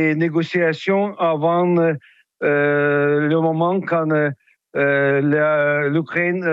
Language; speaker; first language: French; non-native, fluent; Ukrainian